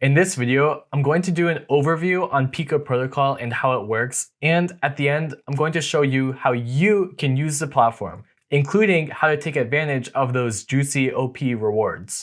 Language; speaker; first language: English; native; English